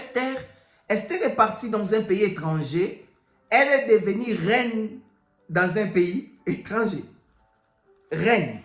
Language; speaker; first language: French; non-native, local second language; Lingala